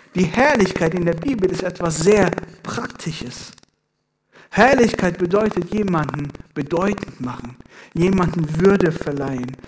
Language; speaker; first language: German; non-native, fluent; Persian